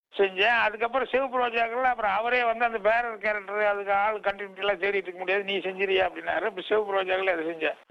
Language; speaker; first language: Tamil; native; Tamil